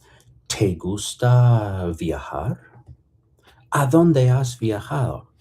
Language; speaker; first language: Spanish; non-native, fluent; English